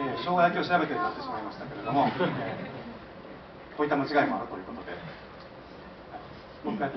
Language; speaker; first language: Japanese; native; Japanese